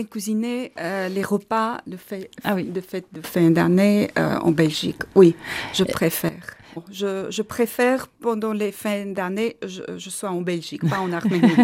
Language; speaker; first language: French; non-native, learner; Armenian